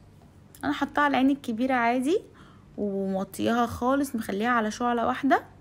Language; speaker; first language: Arabic; native; Arabic